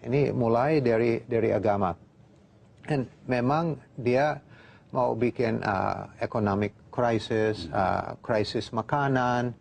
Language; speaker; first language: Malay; non-native, fluent; English